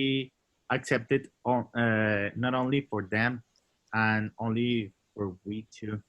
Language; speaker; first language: English; non-native, learner; Spanish